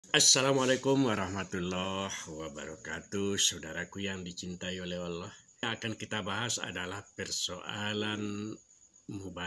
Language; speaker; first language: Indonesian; non-native, local second language; Minangkabau